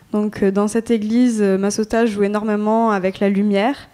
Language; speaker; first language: French; native; French